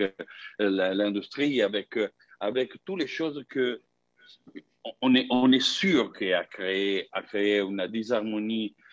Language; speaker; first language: French; non-native, fluent; Italian